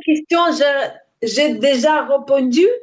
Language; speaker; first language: French; non-native, learner; Ukrainian